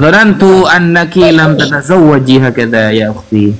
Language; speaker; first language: Arabic; non-native, learner; Indonesian